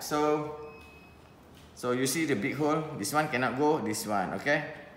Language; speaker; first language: English; non-native, local second language; Malay